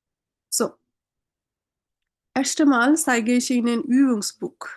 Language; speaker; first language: German; non-native, learner; Bangla